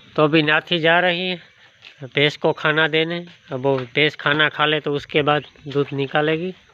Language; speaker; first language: Hindi; non-native, local second language; Gujarati